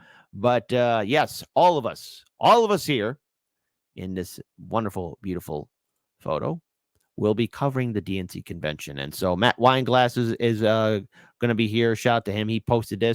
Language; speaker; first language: English; native; English